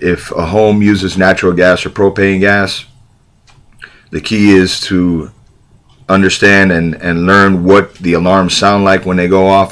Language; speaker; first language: English; native; English